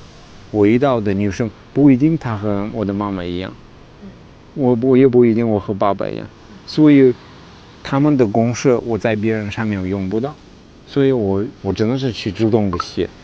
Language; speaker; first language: Chinese; non-native, fluent; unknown